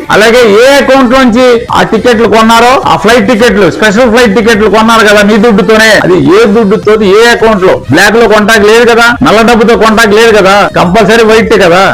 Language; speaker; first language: Telugu; native; Telugu